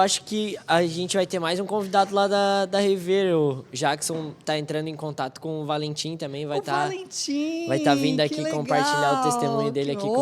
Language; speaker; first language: Portuguese; native; Portuguese